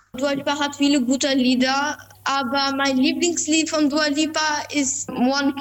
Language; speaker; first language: German; non-native, fluent; Albanian